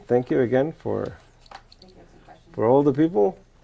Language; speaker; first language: English; non-native, fluent; Spanish